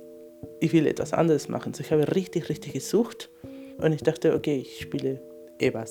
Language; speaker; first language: German; non-native, fluent; Spanish